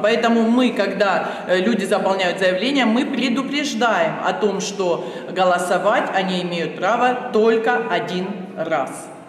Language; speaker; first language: Russian; native; Russian